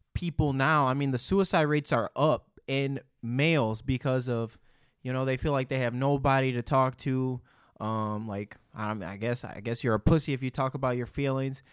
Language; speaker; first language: English; native; English